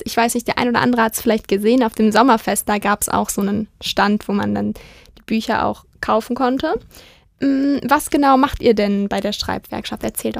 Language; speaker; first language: German; native; German